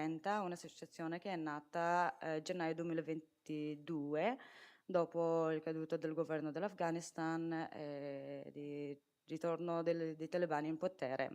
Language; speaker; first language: Italian; non-native, fluent; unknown